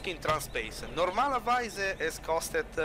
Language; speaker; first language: German; non-native, learner; Italian